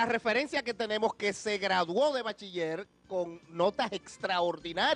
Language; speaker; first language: Spanish; native; Spanish